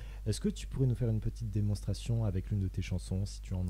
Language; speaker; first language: French; native; French